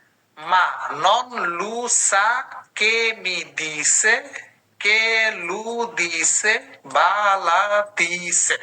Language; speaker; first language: Italian; non-native, fluent; Bangla